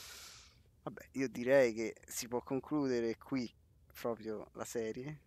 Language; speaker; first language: Italian; native; Italian